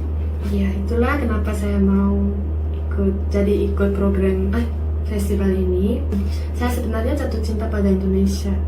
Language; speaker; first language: Indonesian; non-native, fluent; Korean